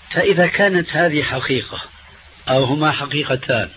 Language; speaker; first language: Arabic; early bilingual, other home language; Albanian